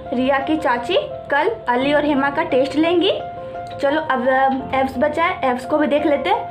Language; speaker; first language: Hindi; native; Hindi